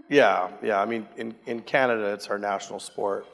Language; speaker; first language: English; native; English